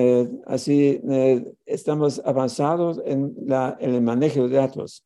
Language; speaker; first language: Spanish; non-native, fluent; German